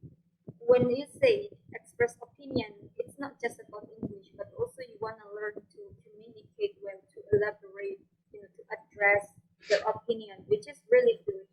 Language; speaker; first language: English; non-native, fluent; Indonesian